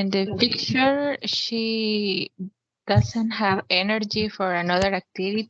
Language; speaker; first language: English; non-native, learner; Spanish